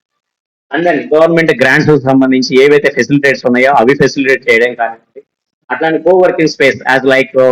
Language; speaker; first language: Telugu; native; Telugu